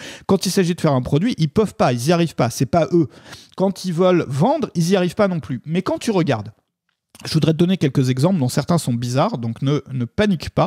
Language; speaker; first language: French; native; French